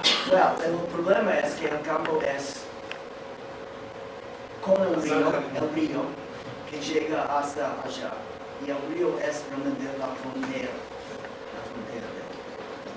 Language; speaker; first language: Spanish; non-native, fluent; English